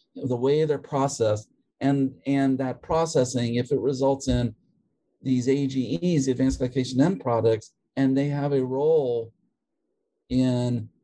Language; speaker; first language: English; native; English